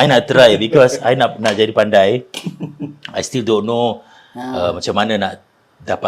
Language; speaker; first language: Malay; native; Malay